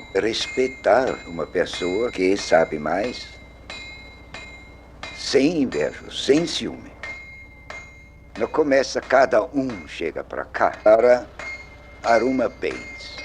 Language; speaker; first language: Portuguese; non-native, learner; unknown